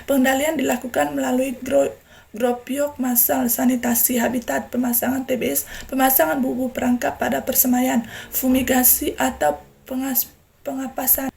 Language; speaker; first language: Indonesian; non-native, learner; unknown